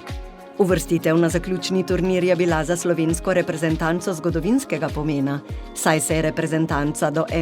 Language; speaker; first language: Slovenian; native; Slovenian